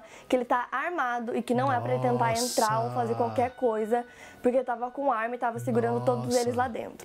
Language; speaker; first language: Portuguese; native; Portuguese